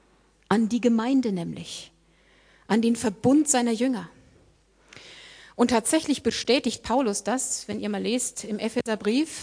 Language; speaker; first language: German; native; German